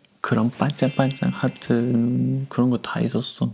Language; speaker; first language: Korean; non-native, learner; English